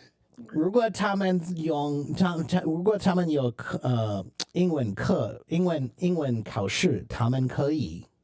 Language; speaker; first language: Chinese; non-native, learner; English